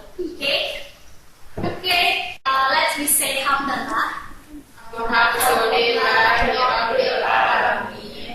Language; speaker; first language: English; non-native, learner; Indonesian